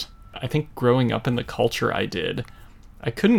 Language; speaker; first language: English; native; English